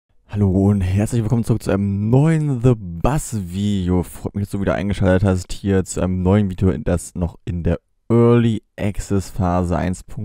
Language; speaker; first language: German; native; German